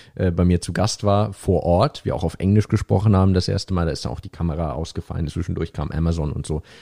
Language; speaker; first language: German; native; German